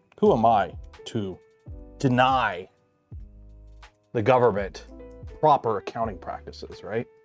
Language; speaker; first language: English; native; English